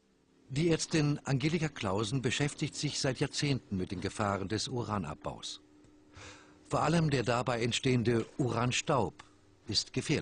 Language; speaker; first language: German; native; German